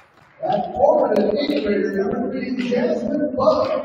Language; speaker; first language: English; native; English